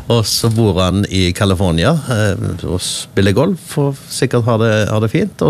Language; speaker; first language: Norwegian; native; Norwegian